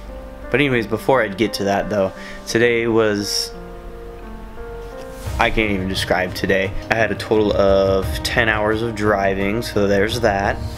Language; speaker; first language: English; native; English